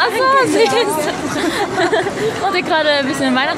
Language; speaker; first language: German; native; German